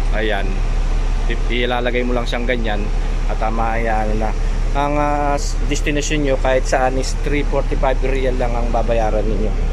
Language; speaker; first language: Filipino; non-native, local second language; Pampanga